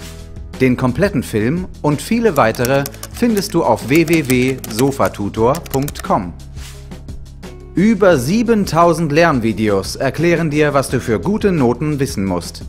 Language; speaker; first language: German; native; German